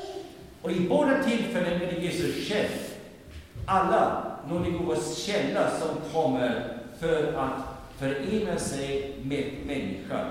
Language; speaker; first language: Swedish; non-native, fluent; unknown